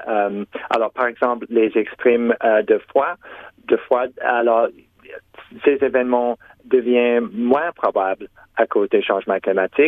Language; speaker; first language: French; non-native, local second language; English